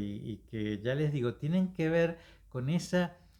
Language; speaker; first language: Spanish; native; Spanish